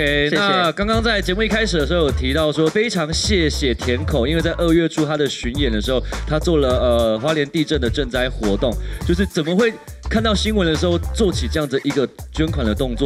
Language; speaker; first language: Chinese; native; Chinese